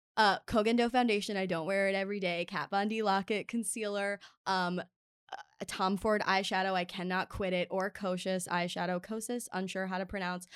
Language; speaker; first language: English; native; English